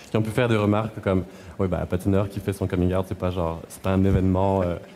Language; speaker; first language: French; native; French